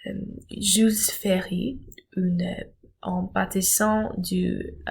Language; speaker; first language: French; non-native, learner; English